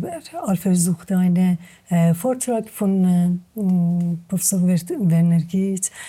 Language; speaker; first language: German; non-native, learner; Persian